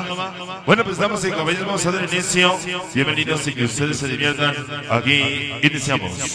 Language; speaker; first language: Spanish; native; Spanish